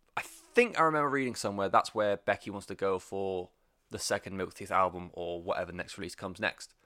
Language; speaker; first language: English; native; English